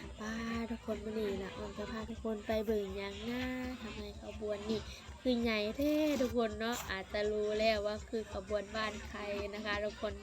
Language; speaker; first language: Thai; non-native, local second language; Lao